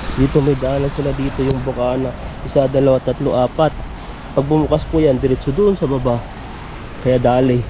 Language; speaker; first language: Filipino; native; Filipino